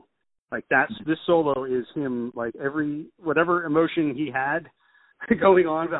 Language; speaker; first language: English; native; English